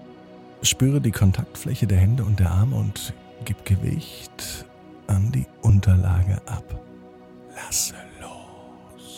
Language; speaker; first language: German; native; German